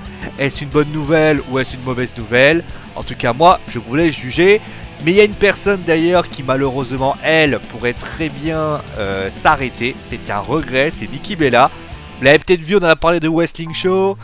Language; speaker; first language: French; native; French